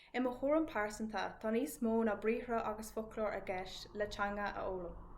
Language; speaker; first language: Irish; non-native, local second language; English